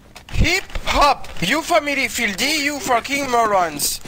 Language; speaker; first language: English; non-native, learner; French